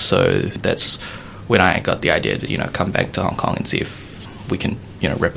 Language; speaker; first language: English; native; English